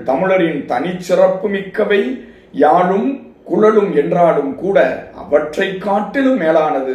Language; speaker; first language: Tamil; native; Tamil